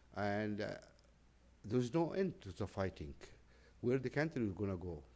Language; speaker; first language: English; non-native, fluent; Arabic